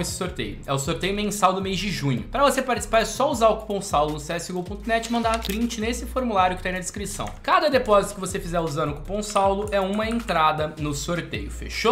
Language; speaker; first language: Portuguese; native; Portuguese